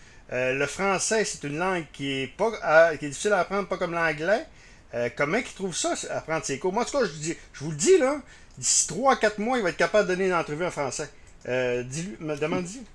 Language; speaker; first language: French; native; French